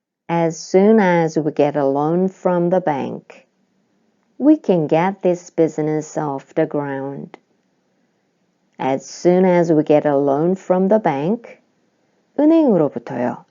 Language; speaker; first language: English; non-native, fluent; Korean